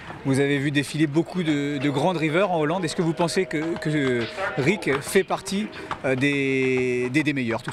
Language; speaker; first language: French; native; French